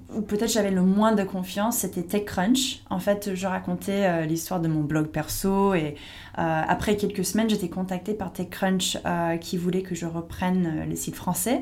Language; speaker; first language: French; non-native, fluent; English